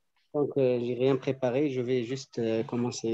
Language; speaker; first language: French; non-native, learner; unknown